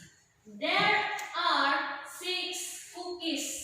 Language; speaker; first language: English; non-native, learner; Indonesian